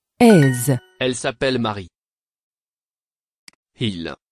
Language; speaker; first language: French; non-native, learner; Vietnamese